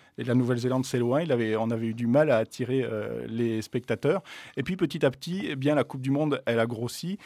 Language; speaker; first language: French; native; French